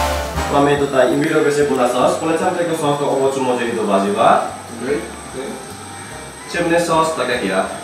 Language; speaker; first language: Polish; non-native, learner; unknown